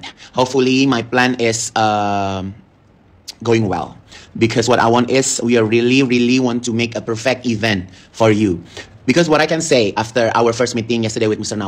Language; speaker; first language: English; non-native, learner; Indonesian